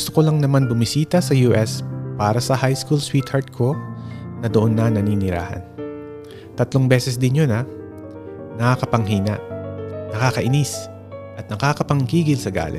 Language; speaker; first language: English; non-native, local second language; Filipino